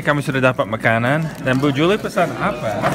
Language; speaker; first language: Indonesian; non-native, fluent; English